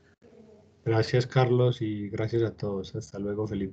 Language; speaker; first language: Spanish; native; Spanish